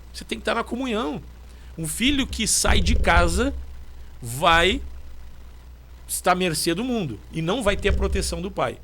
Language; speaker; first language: Portuguese; native; Portuguese